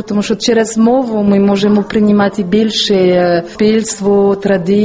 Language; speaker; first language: Ukrainian; non-native, learner; French